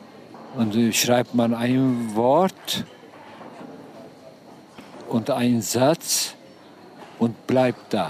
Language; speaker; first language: German; non-native, fluent; Turkish